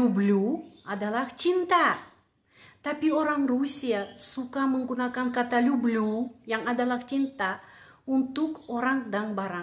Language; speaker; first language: Indonesian; non-native, fluent; Russian